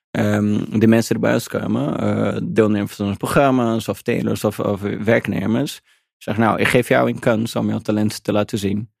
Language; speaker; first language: Dutch; non-native, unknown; Portuguese